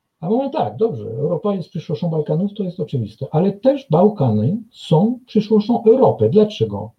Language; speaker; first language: Polish; non-native, fluent; French